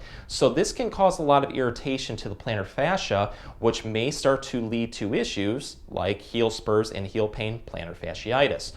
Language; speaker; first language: English; native; English